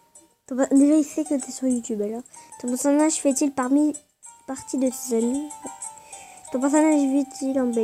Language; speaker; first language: French; native; French